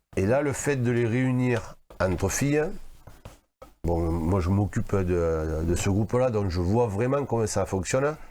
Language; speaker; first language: French; native; French